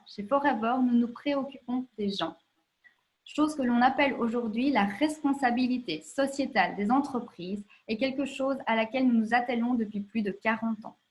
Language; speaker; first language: French; native; French